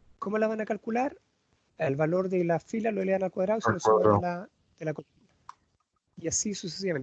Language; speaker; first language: Spanish; native; Spanish